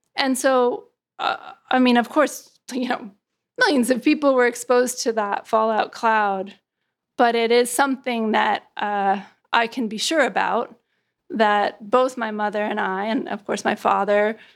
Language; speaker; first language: English; native; English